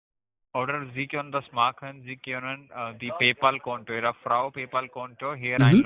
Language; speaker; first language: German; non-native, learner; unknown